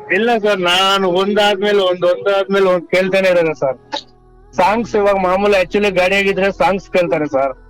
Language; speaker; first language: Kannada; non-native, local second language; Telugu